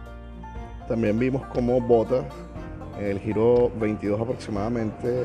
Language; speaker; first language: Spanish; native; Spanish